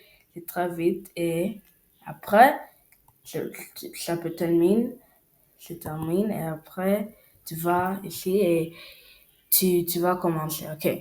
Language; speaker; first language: French; non-native, learner; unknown